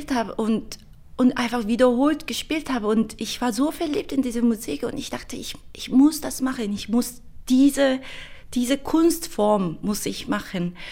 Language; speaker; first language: German; non-native, fluent; Korean